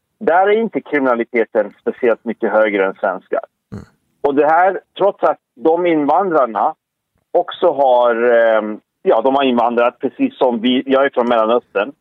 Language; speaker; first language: Swedish; early bilingual, other home language; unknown